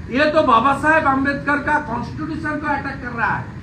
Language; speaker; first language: Hindi; non-native, local second language; Bangla